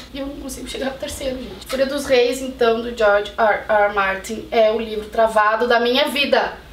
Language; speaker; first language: Portuguese; native; Portuguese